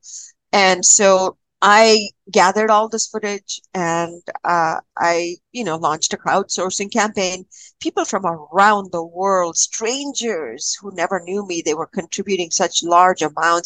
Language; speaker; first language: English; non-native, local second language; Malayalam